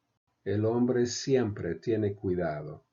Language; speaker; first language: Spanish; non-native, fluent; English